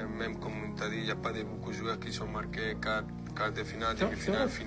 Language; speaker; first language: French; non-native, fluent; Spanish